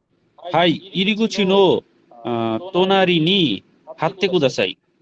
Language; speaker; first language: Japanese; non-native, learner; Bangla